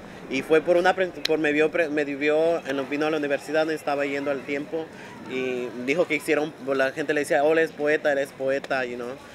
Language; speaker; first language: Spanish; early bilingual, heritage; Spanish